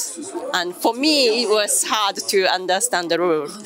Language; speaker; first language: English; non-native, fluent; Japanese